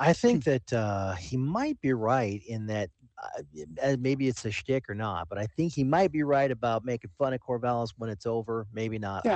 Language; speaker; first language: English; native; English